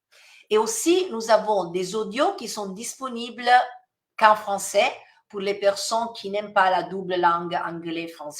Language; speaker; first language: French; non-native, fluent; Italian